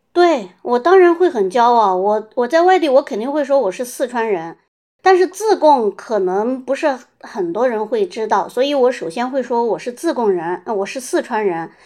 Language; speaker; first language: Chinese; native; Chinese